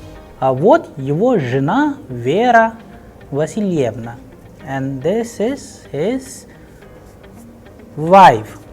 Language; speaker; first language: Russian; non-native, fluent; Hindi